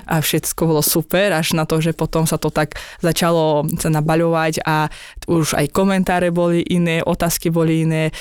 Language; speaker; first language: Slovak; non-native, fluent; Azerbaijani